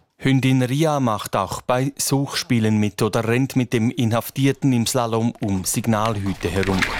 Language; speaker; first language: German; native; German